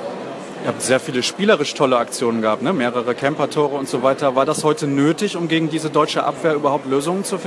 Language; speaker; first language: German; native; German